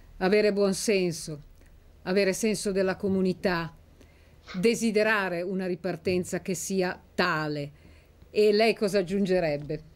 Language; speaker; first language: Italian; native; Italian